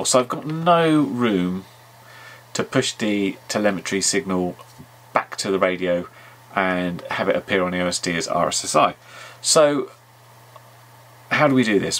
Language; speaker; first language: English; native; English